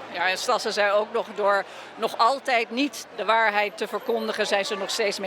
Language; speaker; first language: Dutch; native; Dutch